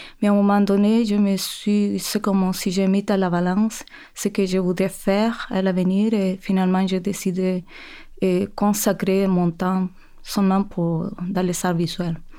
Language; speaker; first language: French; non-native, fluent; Spanish